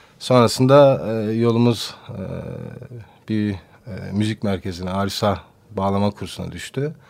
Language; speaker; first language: Turkish; non-native, local second language; Kurdish